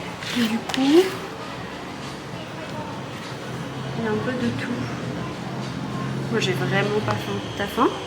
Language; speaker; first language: French; native; French